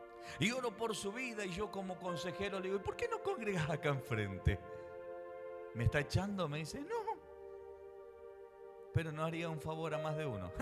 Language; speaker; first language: Spanish; native; Spanish